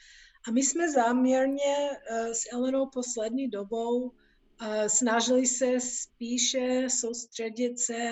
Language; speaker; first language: Czech; non-native, fluent; English